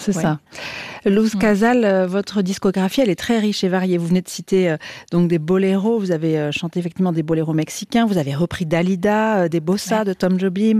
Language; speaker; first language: French; native; French